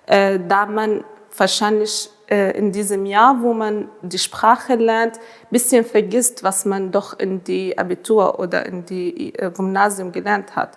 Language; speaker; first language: German; non-native, fluent; Arabic